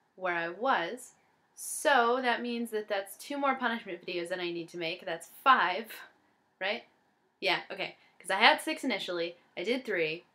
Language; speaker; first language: English; native; English